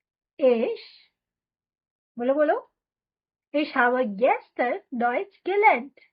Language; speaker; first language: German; non-native, fluent; Hindi